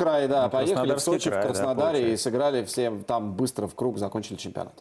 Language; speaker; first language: Russian; native; Russian